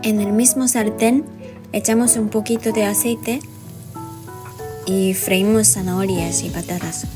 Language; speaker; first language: Spanish; non-native, fluent; Japanese